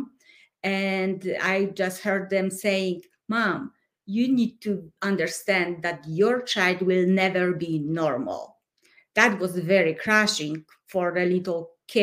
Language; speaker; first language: English; non-native, fluent; Polish